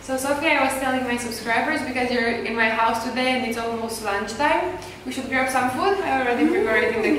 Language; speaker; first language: English; non-native, fluent; Romanian